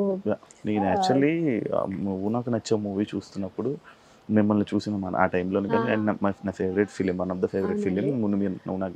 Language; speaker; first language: Telugu; native; Telugu